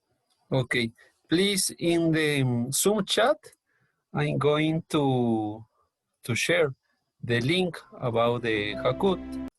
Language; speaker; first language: English; non-native, learner; Spanish